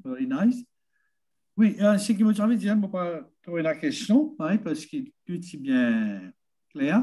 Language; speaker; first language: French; non-native, learner; Morisyen